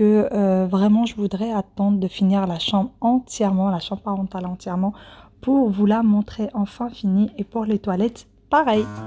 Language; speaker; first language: French; native; French